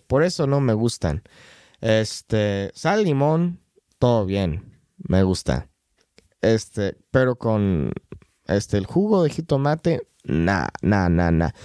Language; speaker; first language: Spanish; non-native, fluent; English